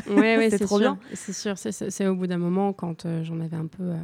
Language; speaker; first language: French; native; French